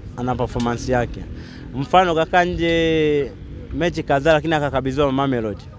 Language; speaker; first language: Swahili; native; Swahili